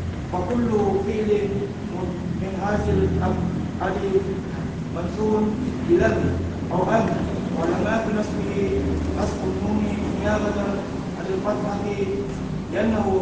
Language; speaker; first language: Arabic; non-native, learner; Indonesian